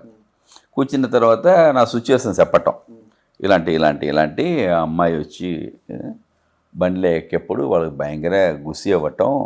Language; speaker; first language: Telugu; non-native, learner; Tamil